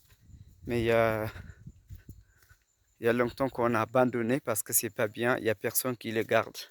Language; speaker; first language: French; non-native, fluent; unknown